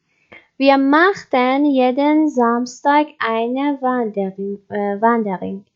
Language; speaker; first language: German; non-native, learner; Persian